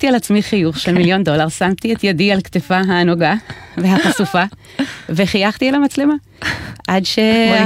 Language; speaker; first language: Hebrew; native; Hebrew